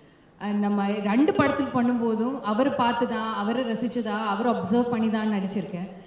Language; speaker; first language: Tamil; non-native, fluent; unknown